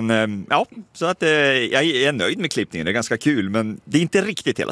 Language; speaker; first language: Swedish; native; Swedish